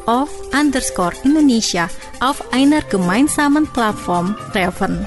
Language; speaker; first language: German; non-native, fluent; Indonesian